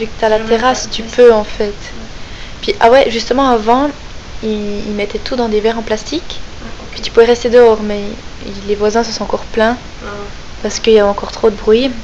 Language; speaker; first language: French; native; French